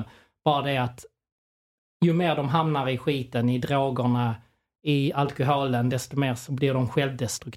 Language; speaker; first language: Swedish; native; Swedish